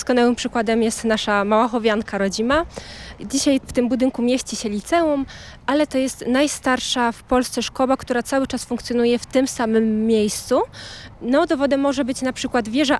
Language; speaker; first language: Polish; native; Polish